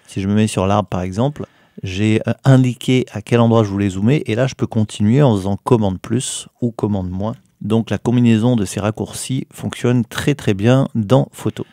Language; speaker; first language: French; native; French